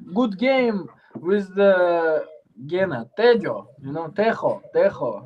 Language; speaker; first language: English; non-native, learner; Uzbek